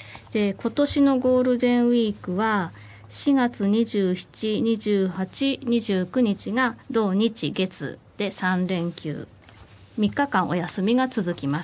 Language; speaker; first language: Japanese; native; Japanese